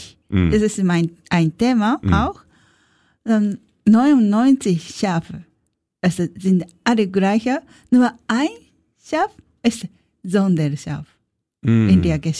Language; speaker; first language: German; non-native, learner; Japanese